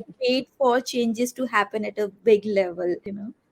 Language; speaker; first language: English; non-native, local second language; Hindi